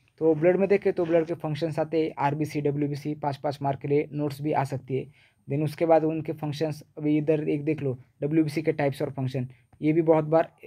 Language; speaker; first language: Hindi; non-native, local second language; Marathi